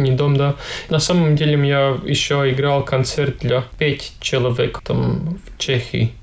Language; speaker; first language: Russian; non-native, local second language; Latvian